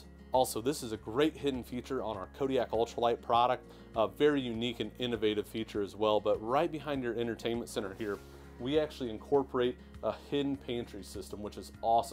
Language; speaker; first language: English; native; English